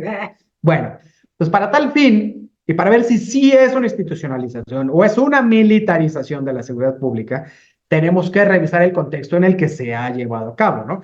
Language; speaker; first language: Spanish; native; Spanish